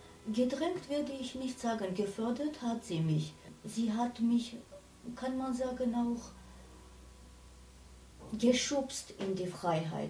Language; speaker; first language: German; non-native, fluent; Armenian